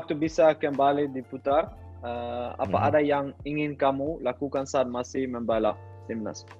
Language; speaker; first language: Indonesian; non-native, learner; Dutch